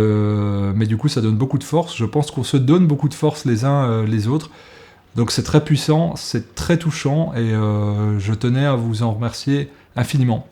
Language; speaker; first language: French; native; French